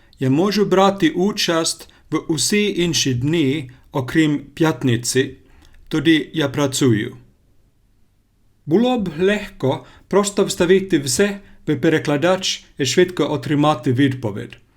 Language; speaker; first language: Ukrainian; non-native, learner; Finnish